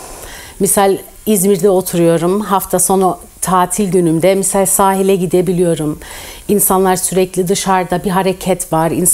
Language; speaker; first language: Turkish; early bilingual, heritage; Turkish